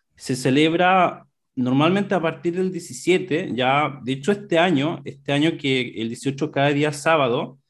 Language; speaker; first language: Spanish; native; Spanish